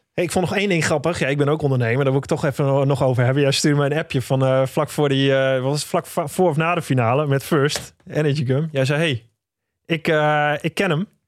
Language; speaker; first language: Dutch; native; Dutch